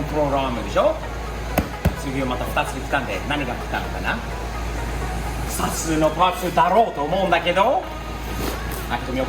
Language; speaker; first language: Japanese; non-native, fluent; English